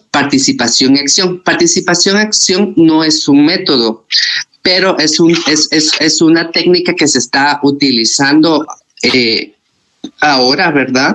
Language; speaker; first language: Spanish; native; Spanish